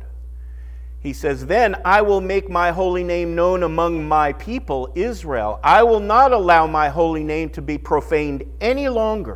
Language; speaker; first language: English; native; English